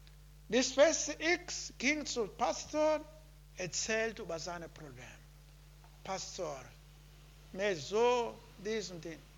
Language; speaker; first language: German; non-native, learner; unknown